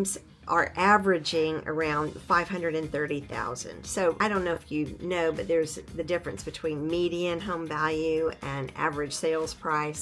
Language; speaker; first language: English; native; English